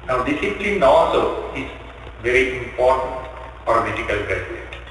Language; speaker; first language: English; non-native, local second language; Sinhala